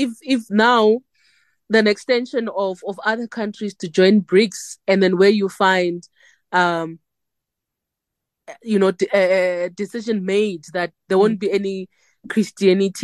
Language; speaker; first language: English; non-native, local second language; Northern Sotho